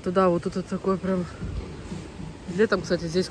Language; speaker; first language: Russian; native; Russian